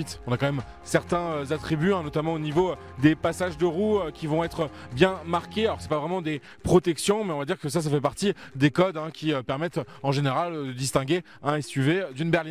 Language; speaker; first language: French; native; French